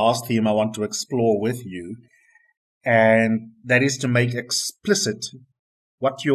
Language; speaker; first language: English; non-native, local second language; Afrikaans